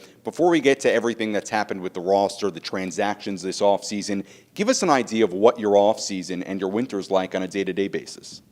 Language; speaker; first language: English; native; English